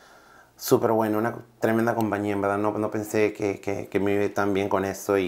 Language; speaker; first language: Spanish; native; Spanish